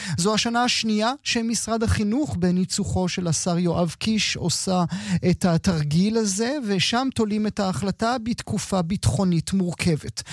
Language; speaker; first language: Hebrew; native; Hebrew